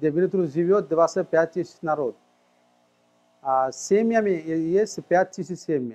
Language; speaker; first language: Russian; non-native, learner; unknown